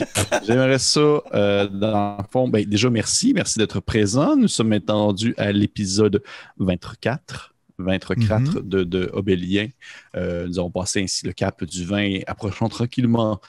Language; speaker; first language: French; native; French